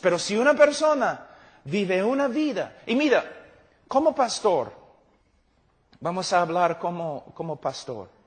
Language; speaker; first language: Spanish; non-native, fluent; English